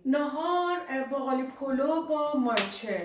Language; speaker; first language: Persian; native; Persian